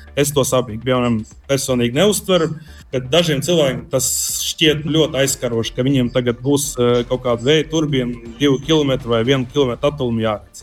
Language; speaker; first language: Latvian; non-native, local second language; Russian